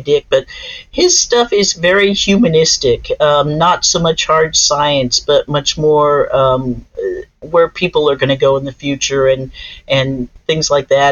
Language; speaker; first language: English; native; English